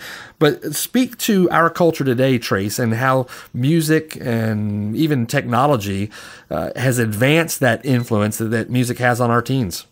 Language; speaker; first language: English; native; English